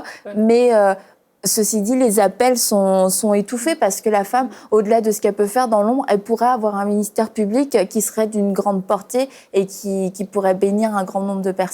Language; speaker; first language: French; native; French